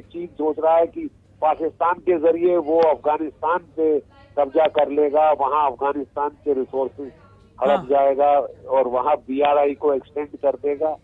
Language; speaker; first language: Hindi; native; Hindi